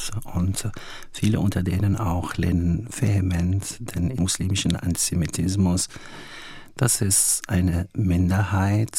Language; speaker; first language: German; non-native, fluent; Arabic